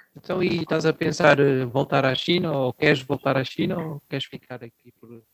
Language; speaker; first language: Portuguese; native; Portuguese